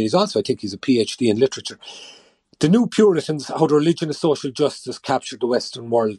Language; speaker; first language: English; native; English